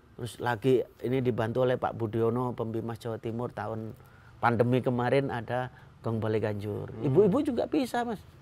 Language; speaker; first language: Indonesian; non-native, local second language; Madurese